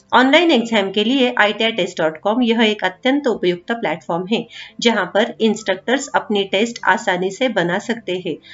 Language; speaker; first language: Hindi; non-native, local second language; Marathi